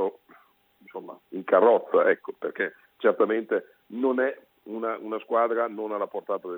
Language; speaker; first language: Italian; native; Italian